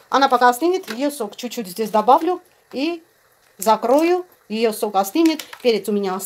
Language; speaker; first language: Russian; non-native, fluent; Armenian